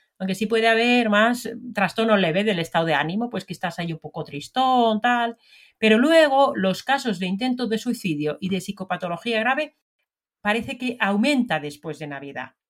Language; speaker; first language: Spanish; non-native, fluent; Finnish